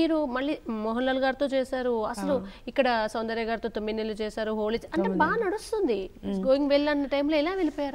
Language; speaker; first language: Telugu; native; Telugu